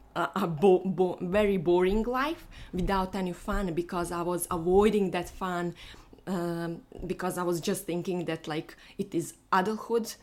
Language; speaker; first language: English; non-native, fluent; Bosnian